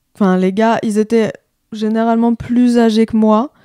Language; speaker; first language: French; native; French